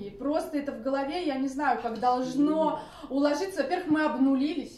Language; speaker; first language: Russian; native; Russian